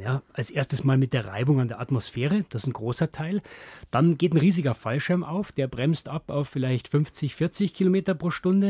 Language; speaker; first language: German; native; German